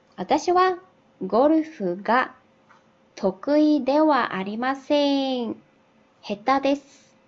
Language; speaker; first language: Japanese; non-native, fluent; Korean